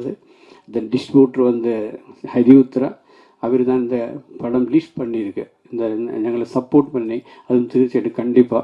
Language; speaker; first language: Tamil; non-native, learner; Malayalam